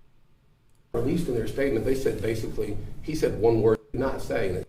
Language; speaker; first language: English; native; English